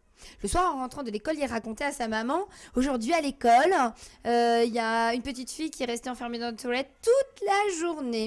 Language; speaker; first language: French; native; French